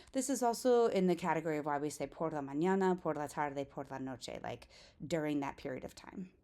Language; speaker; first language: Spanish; non-native, fluent; English